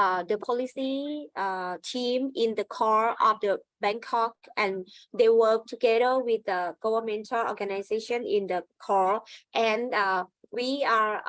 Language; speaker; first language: English; non-native, learner; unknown